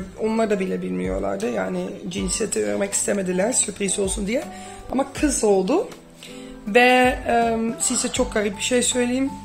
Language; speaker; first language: Turkish; early bilingual, heritage; Dutch